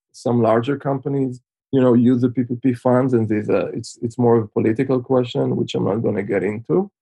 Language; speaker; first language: English; non-native, fluent; Hebrew